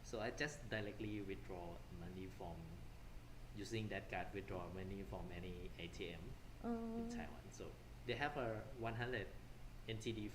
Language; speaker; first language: English; non-native, fluent; Thai